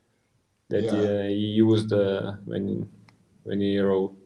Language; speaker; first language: English; non-native, learner; Italian